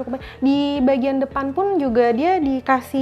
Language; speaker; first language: Indonesian; native; Indonesian